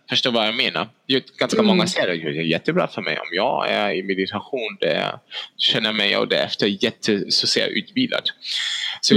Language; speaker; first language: Swedish; non-native, fluent; German